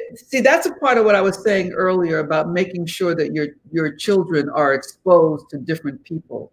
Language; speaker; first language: English; native; English